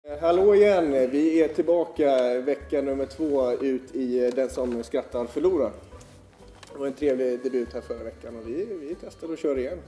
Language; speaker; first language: Swedish; native; Swedish